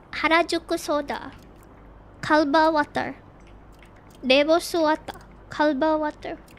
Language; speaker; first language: Japanese; non-native, learner; Filipino